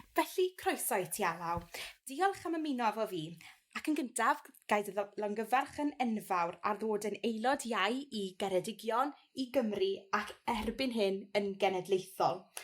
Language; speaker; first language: Welsh; native; Welsh